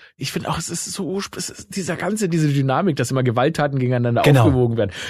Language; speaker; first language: German; native; German